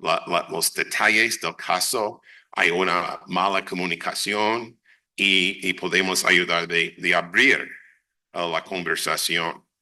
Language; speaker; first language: Spanish; non-native, fluent; English